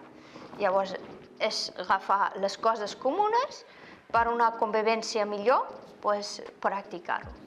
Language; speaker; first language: Catalan; non-native, fluent; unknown